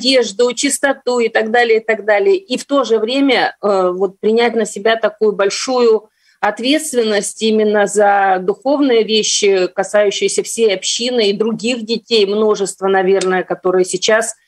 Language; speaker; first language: Russian; native; Russian